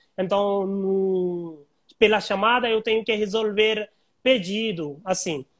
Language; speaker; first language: Portuguese; non-native, learner; Hindi